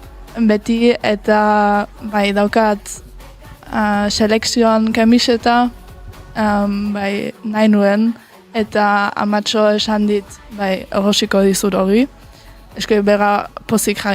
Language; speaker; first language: Basque; early bilingual, heritage; Basque